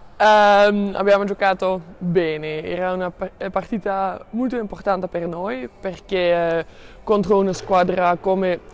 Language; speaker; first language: Italian; non-native, learner; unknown